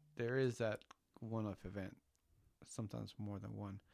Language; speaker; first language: English; early bilingual, other home language; Spanish